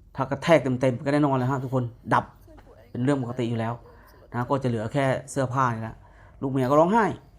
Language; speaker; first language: Thai; native; Thai